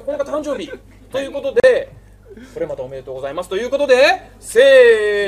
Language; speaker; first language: Japanese; native; Japanese